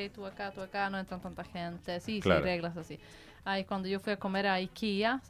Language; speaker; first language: Spanish; non-native, fluent; Swedish